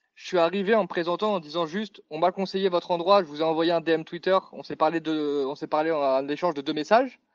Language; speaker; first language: French; native; French